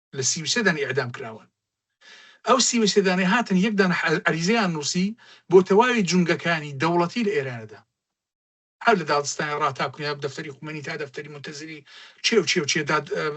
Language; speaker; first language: Central Kurdish; native; Central Kurdish